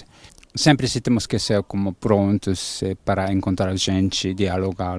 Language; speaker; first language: Portuguese; non-native, learner; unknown